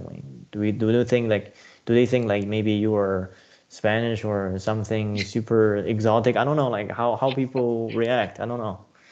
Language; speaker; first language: English; non-native, fluent; Chinese